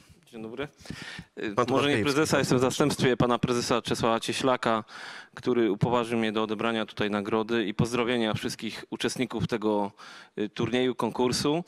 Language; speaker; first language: Polish; native; Polish